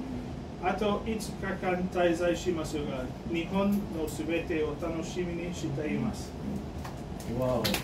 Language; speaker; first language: Japanese; non-native, learner; English